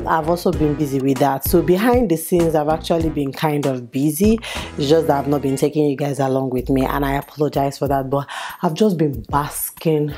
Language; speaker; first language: English; non-native, local second language; Igbo